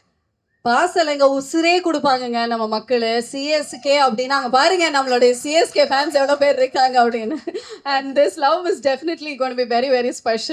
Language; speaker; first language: Tamil; native; Tamil